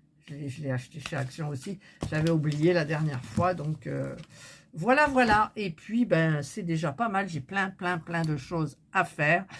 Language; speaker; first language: French; native; French